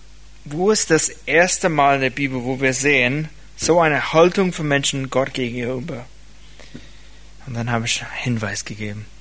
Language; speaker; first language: German; non-native, fluent; English